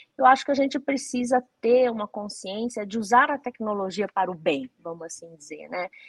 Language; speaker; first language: Portuguese; early bilingual, other home language; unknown